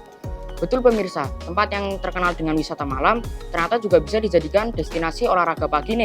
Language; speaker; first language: Indonesian; native; Indonesian